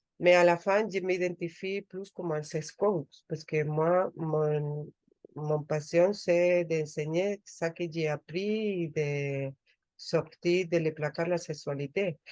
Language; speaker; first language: French; non-native, learner; Spanish